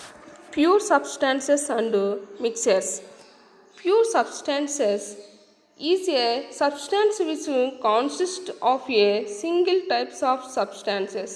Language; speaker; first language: English; non-native, local second language; Telugu